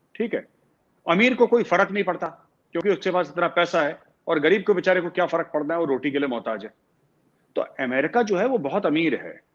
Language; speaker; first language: Hindi; native; Hindi